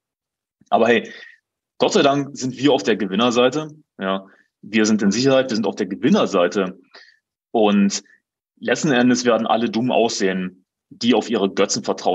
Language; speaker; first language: German; native; German